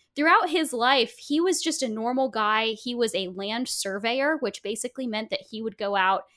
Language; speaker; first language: English; native; English